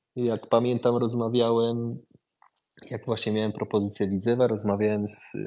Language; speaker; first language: Polish; early bilingual, heritage; Polish